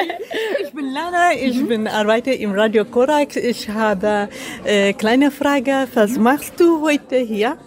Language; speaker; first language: German; non-native, learner; Arabic